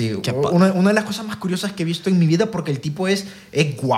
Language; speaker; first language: Spanish; native; Spanish